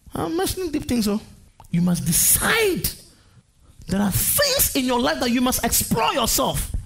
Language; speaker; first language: English; non-native, local second language; Akan